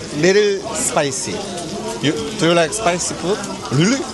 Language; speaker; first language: English; non-native, learner; Korean